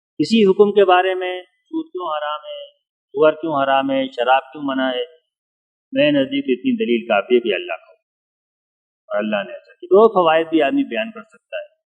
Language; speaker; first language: Urdu; native; Urdu